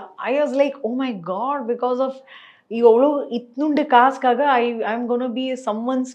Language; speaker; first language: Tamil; non-native, learner; Marathi